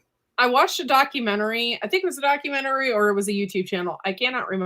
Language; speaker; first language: English; native; English